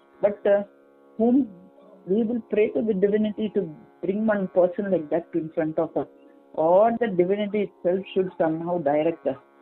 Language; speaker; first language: English; non-native, local second language; Malayalam